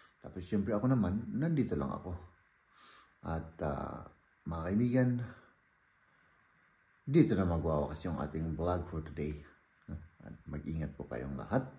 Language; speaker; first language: Filipino; native; Filipino